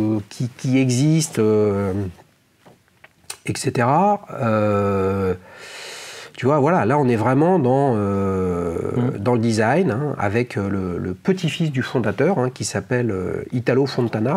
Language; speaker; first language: French; native; French